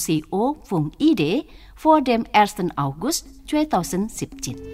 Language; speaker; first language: German; non-native, fluent; Indonesian